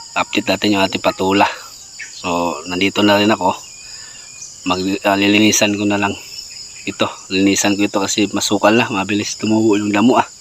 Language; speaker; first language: Filipino; native; Filipino